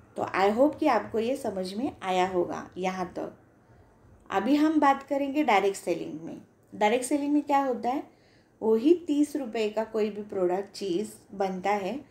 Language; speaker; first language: Hindi; non-native, local second language; Marathi